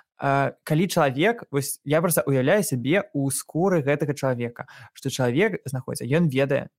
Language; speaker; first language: Belarusian; non-native, local second language; Russian